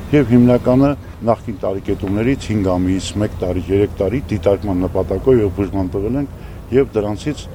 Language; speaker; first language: Armenian; native; Armenian